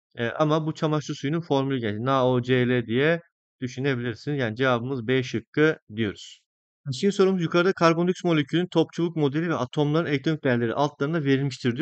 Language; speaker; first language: Turkish; native; Turkish